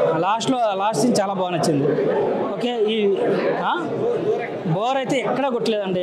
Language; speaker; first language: Telugu; native; Telugu